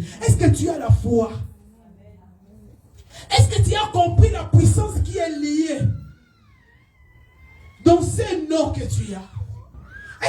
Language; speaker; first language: French; non-native, local second language; Lingala